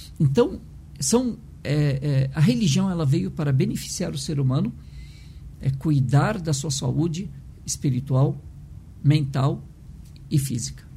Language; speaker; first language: Portuguese; early bilingual, other home language; Arabic